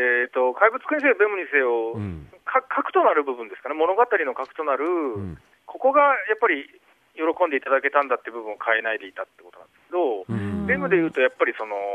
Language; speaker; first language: Japanese; native; Japanese